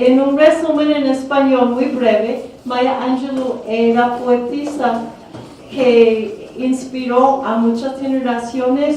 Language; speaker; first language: Spanish; early bilingual, heritage; Spanish